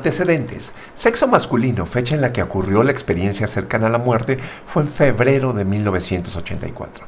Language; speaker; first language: Spanish; native; Spanish